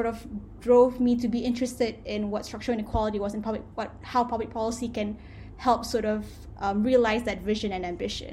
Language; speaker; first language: English; non-native, local second language; Malay